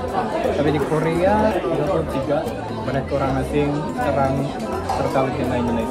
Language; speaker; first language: Indonesian; non-native, fluent; Japanese